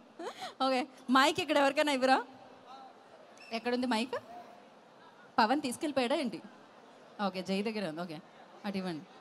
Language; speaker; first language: Telugu; native; Telugu